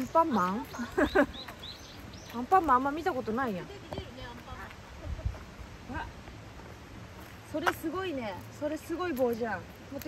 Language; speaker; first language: Japanese; native; Japanese